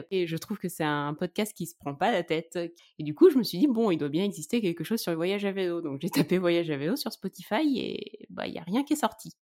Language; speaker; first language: French; native; French